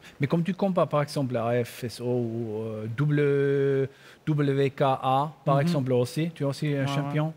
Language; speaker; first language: French; non-native, learner; German